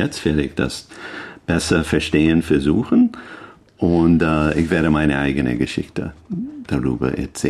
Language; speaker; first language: German; non-native, learner; English